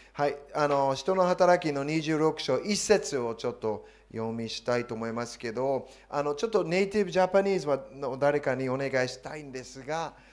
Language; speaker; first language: Japanese; non-native, fluent; English